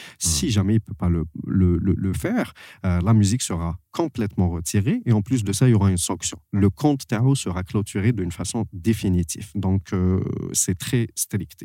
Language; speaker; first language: French; non-native, local second language; Arabic